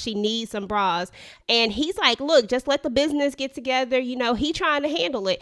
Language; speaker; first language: English; native; English